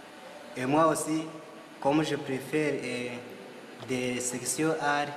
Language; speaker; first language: French; non-native, local second language; Kinyarwanda